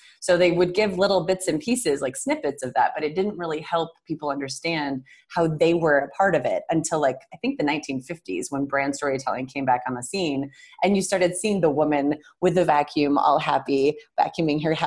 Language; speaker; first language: English; native; English